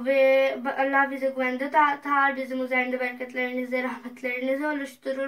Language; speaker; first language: Turkish; non-native, learner; Urdu